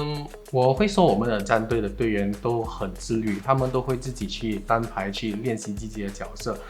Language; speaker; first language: Chinese; non-native, local second language; English